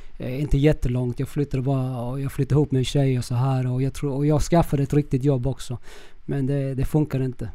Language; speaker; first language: Swedish; early bilingual, other home language; Spanish